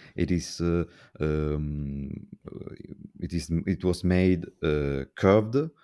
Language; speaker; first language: English; non-native, fluent; Italian